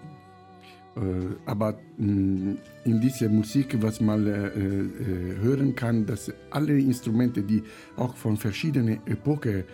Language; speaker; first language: German; non-native, fluent; Italian